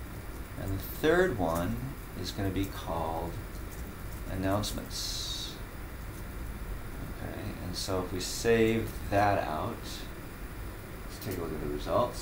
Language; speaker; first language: English; native; English